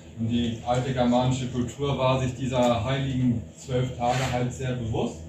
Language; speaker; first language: German; native; German